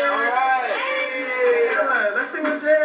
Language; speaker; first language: English; native; English